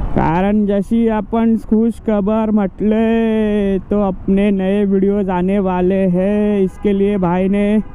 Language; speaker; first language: Hindi; non-native, local second language; Marathi